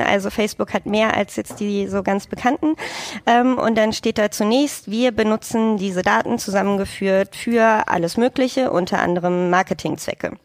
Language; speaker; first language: German; native; German